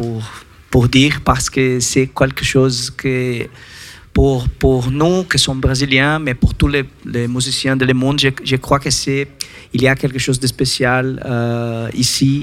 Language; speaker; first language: French; non-native, learner; Portuguese